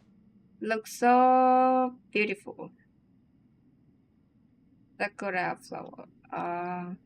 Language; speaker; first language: English; non-native, learner; Vietnamese